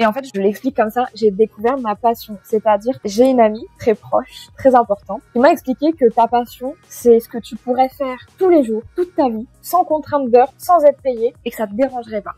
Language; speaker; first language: French; native; French